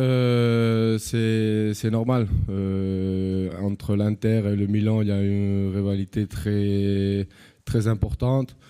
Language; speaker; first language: French; non-native, fluent; Spanish